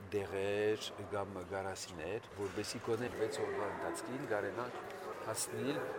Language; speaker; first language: Armenian; early bilingual, heritage; Armenian